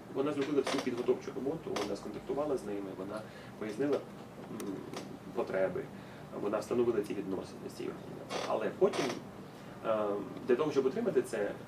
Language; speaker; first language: Ukrainian; native; Ukrainian